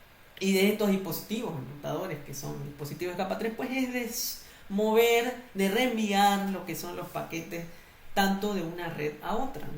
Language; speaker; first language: Spanish; native; Spanish